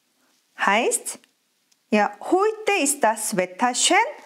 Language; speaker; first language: German; non-native, fluent; Korean